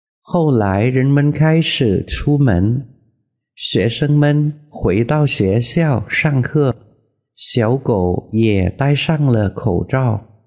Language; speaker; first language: Chinese; non-native, fluent; Vietnamese